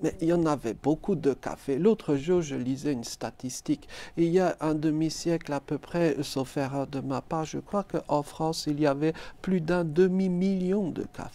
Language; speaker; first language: French; native; French